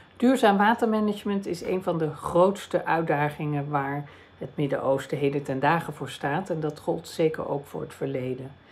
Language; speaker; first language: Dutch; native; Dutch